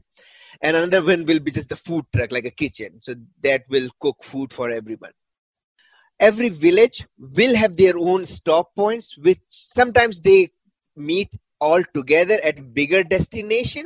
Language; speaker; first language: English; non-native, local second language; Hindi